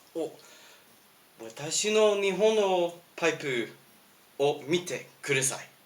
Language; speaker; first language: Japanese; non-native, learner; English